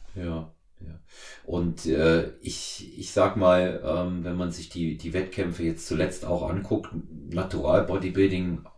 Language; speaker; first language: German; native; German